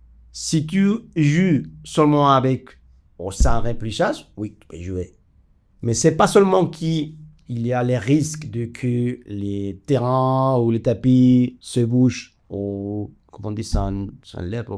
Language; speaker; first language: French; non-native, fluent; Spanish